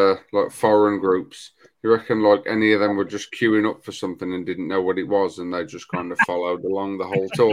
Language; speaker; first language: English; native; English